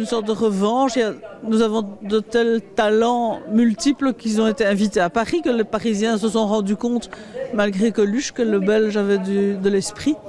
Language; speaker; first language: French; native; French